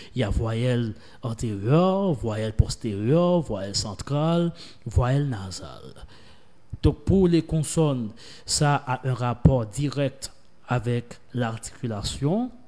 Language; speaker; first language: French; non-native, local second language; Haitian Creole